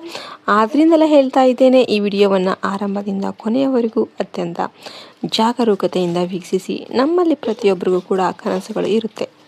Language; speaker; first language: Kannada; native; Kannada